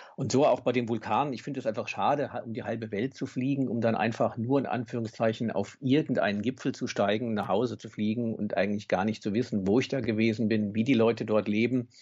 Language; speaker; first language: German; native; German